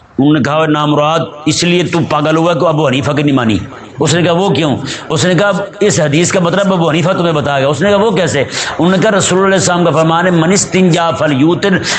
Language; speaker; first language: Urdu; non-native, local second language; Punjabi